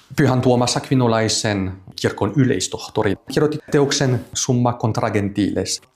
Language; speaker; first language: Finnish; non-native, fluent; French